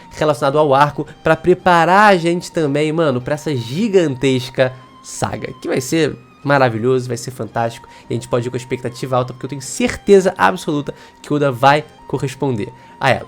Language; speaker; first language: Portuguese; native; Portuguese